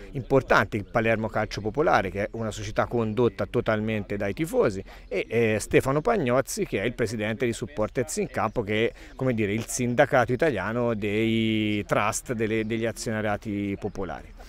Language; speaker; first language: Italian; native; Italian